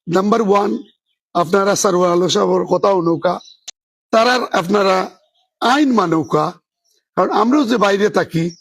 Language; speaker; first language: Bangla; native; Bangla